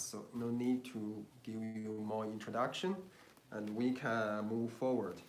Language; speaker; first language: English; non-native, learner; Chinese